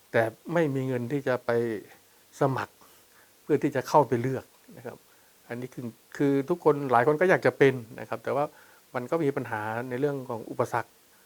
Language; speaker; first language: Thai; native; Thai